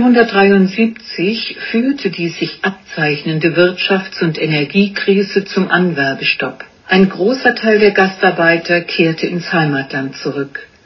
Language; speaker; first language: German; native; German